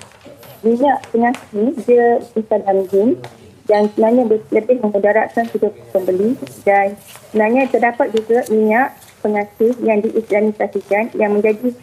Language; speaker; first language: Malay; native; Malay